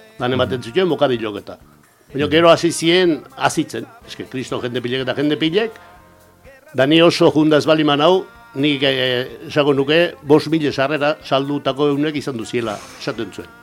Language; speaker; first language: Basque; native; Basque